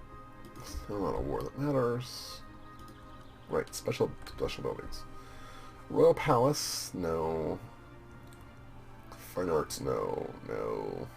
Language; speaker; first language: English; native; English